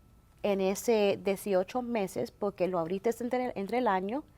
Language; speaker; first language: Spanish; early bilingual, heritage; Spanish